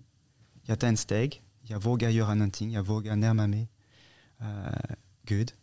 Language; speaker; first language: Swedish; non-native, fluent; French